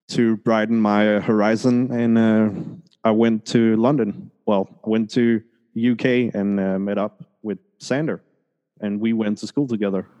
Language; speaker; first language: English; early bilingual, other home language; Spanish